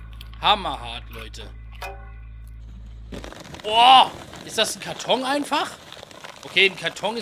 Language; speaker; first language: German; native; German